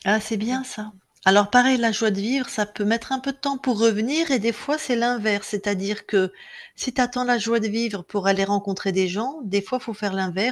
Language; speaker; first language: French; native; French